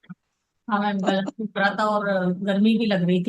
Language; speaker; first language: Hindi; native; Hindi